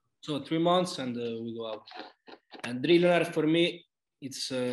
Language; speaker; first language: English; non-native, learner; Italian